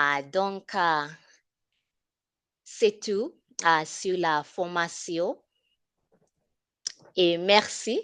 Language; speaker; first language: French; non-native, fluent; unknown